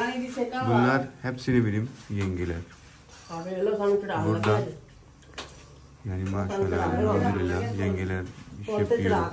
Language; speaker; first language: Turkish; non-native, learner; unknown